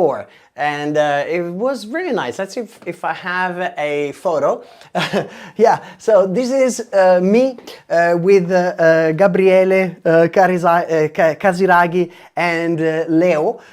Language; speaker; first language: English; non-native, fluent; Italian